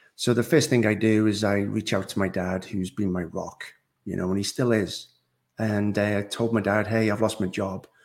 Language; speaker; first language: English; native; English